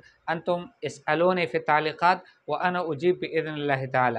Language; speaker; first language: Arabic; non-native, fluent; Urdu